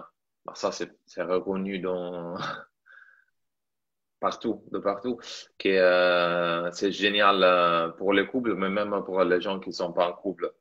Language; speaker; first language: French; non-native, fluent; Italian